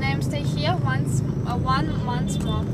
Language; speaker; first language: English; non-native, learner; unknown